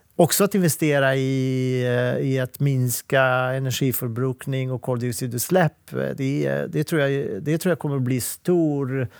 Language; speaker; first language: Swedish; non-native, fluent; Serbian